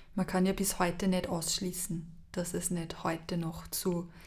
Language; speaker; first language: German; native; German